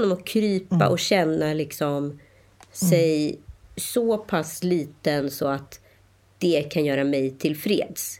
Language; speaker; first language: Swedish; native; Swedish